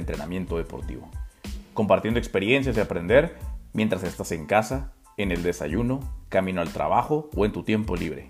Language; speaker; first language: Spanish; native; Spanish